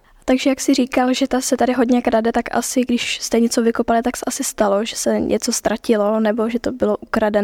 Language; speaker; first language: Czech; native; Czech